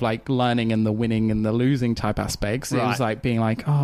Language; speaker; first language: English; native; English